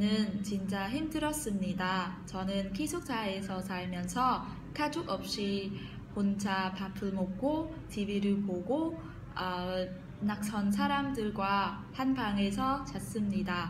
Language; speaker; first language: Korean; non-native, fluent; Vietnamese